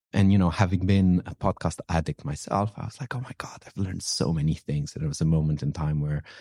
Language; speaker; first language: English; non-native, fluent; Romanian